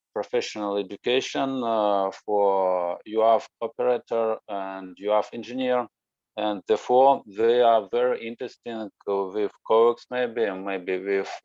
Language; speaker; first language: English; non-native, learner; Russian